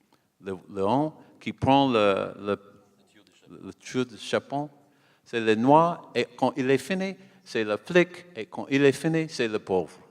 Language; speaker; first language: French; non-native, learner; English